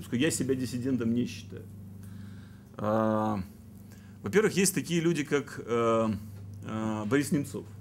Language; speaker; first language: Russian; native; Russian